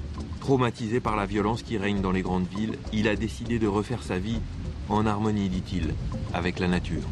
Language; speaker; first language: French; native; French